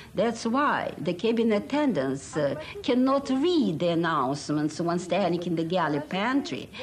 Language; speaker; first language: English; non-native, fluent; Russian